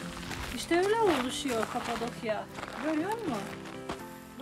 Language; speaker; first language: Turkish; non-native, fluent; Slovenian